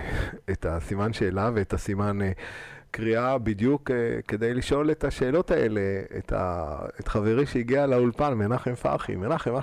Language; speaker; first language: Hebrew; native; Hebrew